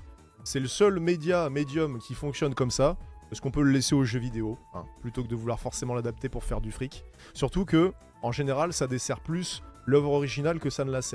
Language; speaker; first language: French; native; French